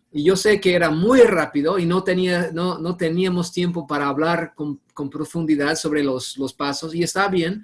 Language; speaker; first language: Spanish; non-native, fluent; English